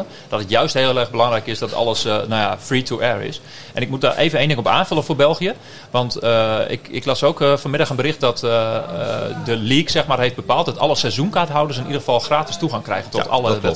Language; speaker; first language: Dutch; native; Dutch